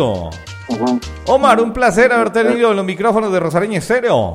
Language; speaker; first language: Spanish; native; Spanish